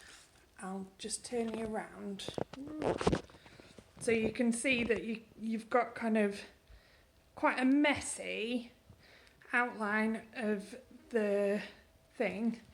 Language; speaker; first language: English; native; English